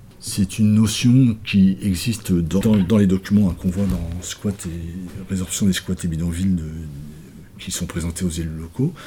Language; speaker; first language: French; native; French